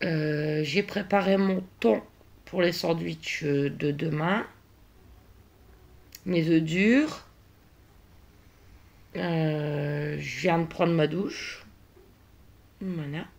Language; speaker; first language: French; native; French